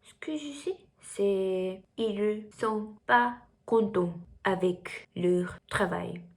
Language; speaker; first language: French; non-native, learner; Japanese